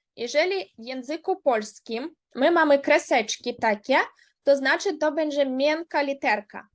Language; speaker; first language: Polish; non-native, fluent; Ukrainian